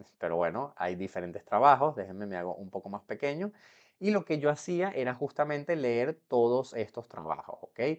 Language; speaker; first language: Spanish; native; Spanish